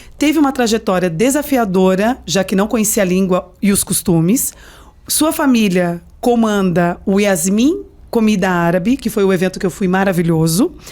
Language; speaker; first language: Portuguese; native; Portuguese